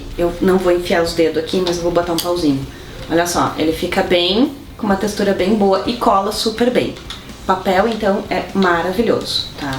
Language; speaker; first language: Portuguese; native; Portuguese